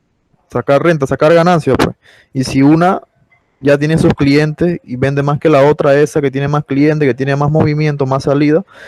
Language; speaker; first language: Spanish; native; Spanish